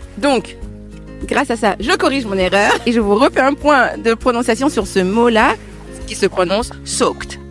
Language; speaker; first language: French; native; French